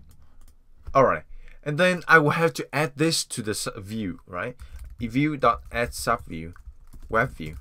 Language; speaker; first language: English; non-native, fluent; Vietnamese